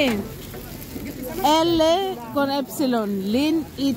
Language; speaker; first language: Italian; non-native, learner; Filipino